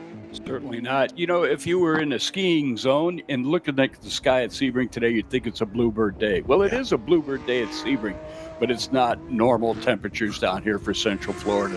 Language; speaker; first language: English; native; English